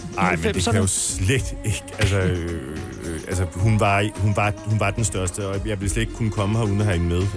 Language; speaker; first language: Danish; native; Danish